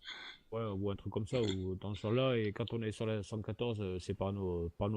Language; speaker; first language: French; native; French